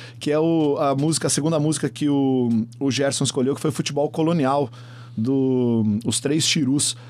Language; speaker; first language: Portuguese; native; Portuguese